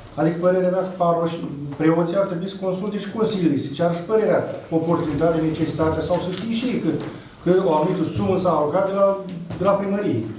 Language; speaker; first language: Romanian; native; Romanian